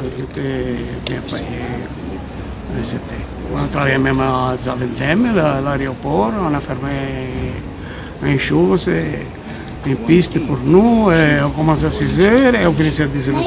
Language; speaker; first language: French; non-native, learner; Italian